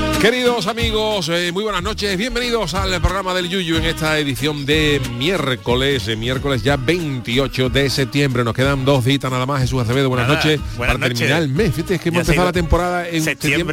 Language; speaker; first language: Spanish; native; Spanish